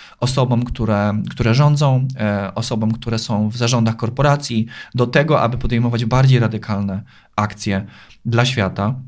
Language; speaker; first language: Polish; native; Polish